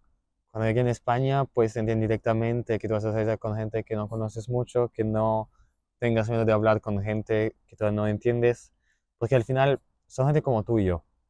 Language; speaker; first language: Spanish; non-native, fluent; German